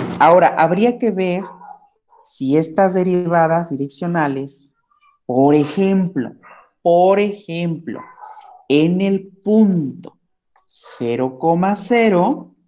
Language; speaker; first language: Spanish; native; Spanish